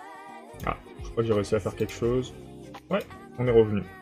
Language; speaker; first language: French; native; French